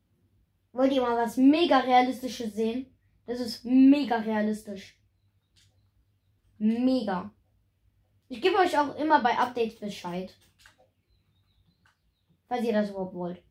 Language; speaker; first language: German; native; German